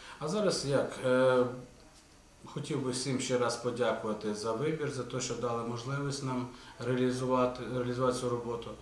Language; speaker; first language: Ukrainian; native; Ukrainian